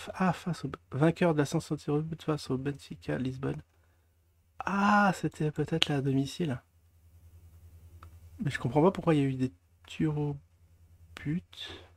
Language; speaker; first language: French; native; French